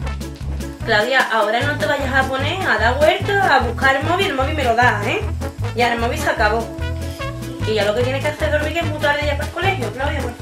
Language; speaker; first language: Spanish; native; Spanish